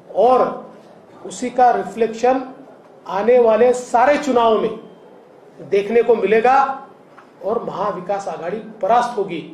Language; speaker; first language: Hindi; non-native, local second language; Marathi